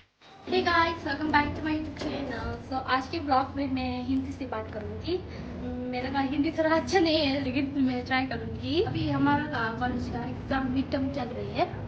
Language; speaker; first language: Hindi; non-native, local second language; Tibetan